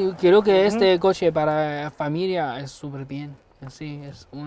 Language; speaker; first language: Spanish; non-native, learner; Chinese